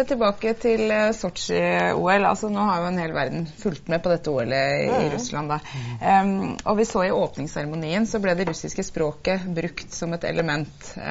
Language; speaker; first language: Norwegian; native; Norwegian